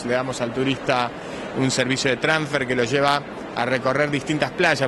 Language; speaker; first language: Spanish; native; Spanish